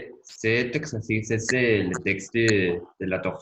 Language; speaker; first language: French; non-native, learner; Spanish